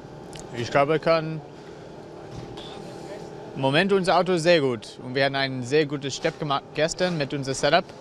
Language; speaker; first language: German; non-native, learner; English